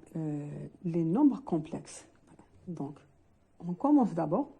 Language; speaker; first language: French; non-native, local second language; Arabic